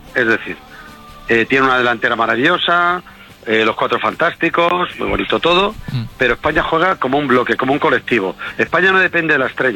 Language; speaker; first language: Spanish; native; Spanish